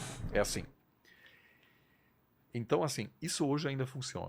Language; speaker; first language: Portuguese; non-native, fluent; German